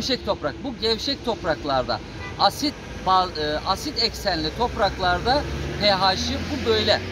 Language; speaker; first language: Turkish; native; Turkish